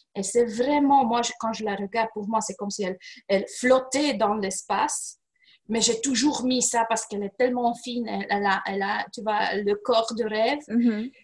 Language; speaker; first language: French; non-native, fluent; Romanian